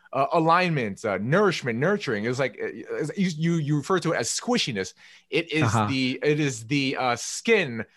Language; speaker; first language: English; native; English